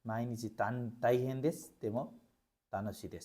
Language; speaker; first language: Japanese; non-native, fluent; Nepali